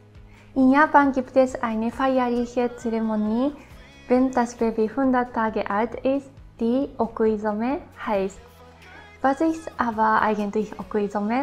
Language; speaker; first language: German; non-native, fluent; Japanese